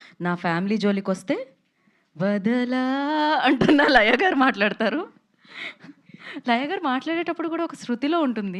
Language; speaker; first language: Telugu; native; Telugu